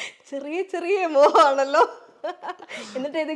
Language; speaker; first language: Malayalam; native; Malayalam